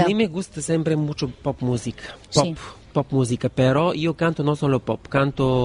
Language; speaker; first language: Spanish; non-native, learner; Bulgarian